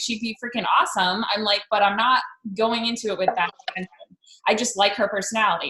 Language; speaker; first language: English; native; English